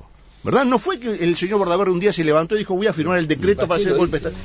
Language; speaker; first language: Spanish; native; Spanish